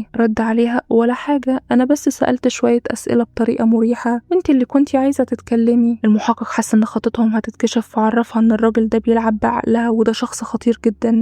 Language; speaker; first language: Arabic; native; Arabic